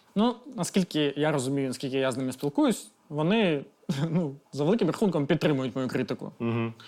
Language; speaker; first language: Ukrainian; non-native, local second language; Russian